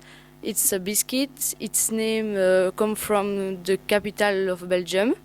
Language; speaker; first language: English; non-native, learner; French